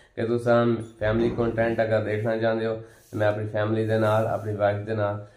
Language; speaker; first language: Punjabi; non-native, local second language; Saraiki